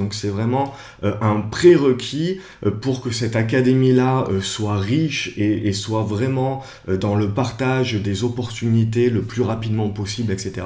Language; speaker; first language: French; native; French